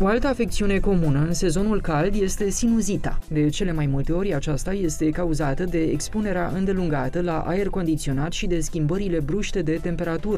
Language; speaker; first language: Romanian; native; Romanian